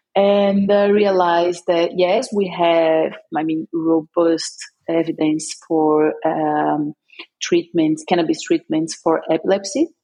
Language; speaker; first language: English; non-native, fluent; Portuguese